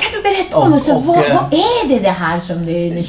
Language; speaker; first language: Swedish; non-native, fluent; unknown